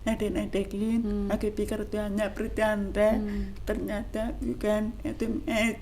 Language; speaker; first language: Indonesian; non-native, local second language; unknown